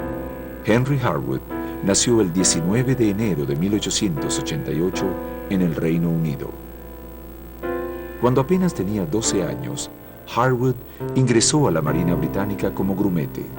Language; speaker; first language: Spanish; native; Spanish